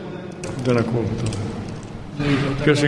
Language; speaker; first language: Greek; non-native, fluent; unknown